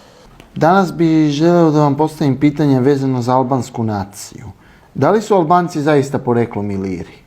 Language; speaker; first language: Serbian; native; Serbian